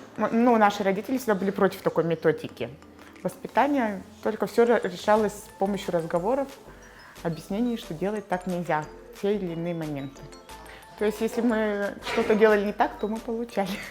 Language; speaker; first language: Russian; native; Russian